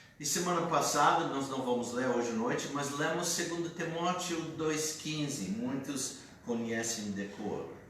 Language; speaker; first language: Portuguese; non-native, fluent; English